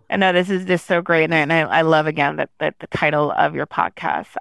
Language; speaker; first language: English; early bilingual, other home language; Haitian Creole